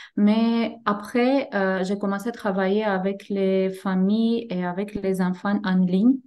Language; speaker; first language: French; non-native, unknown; Armenian